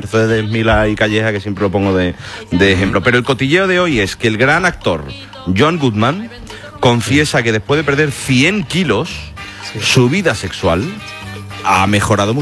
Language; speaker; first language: Spanish; native; Spanish